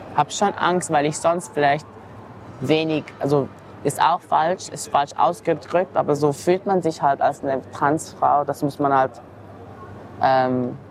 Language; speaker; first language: German; early bilingual, other home language; Japanese